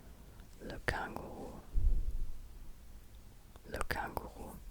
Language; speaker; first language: French; non-native, fluent; German